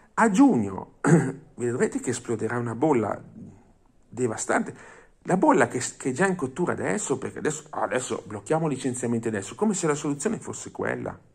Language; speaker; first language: Italian; non-native, fluent; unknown